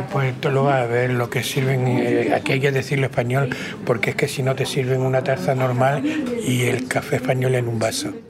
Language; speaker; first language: Spanish; early bilingual, heritage; Spanish